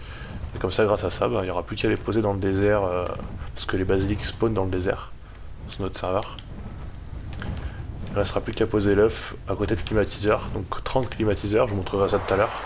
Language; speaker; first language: French; native; French